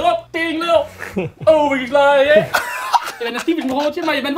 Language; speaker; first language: Dutch; native; Dutch